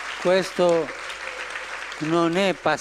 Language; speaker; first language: Italian; non-native, fluent; Spanish